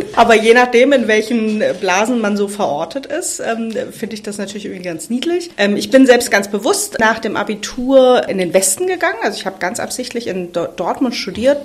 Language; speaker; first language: German; native; German